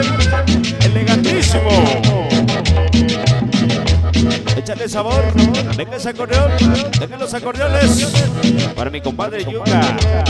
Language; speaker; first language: Spanish; native; Spanish